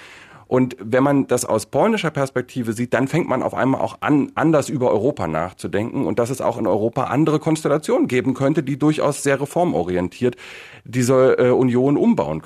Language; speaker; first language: German; native; German